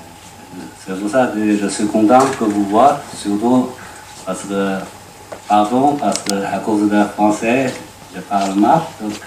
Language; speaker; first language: French; non-native, learner; Chinese